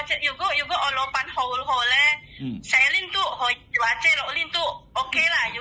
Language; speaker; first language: Cantonese; non-native, learner; Indonesian